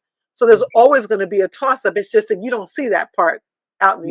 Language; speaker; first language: English; native; English